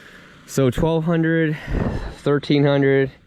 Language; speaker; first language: English; native; English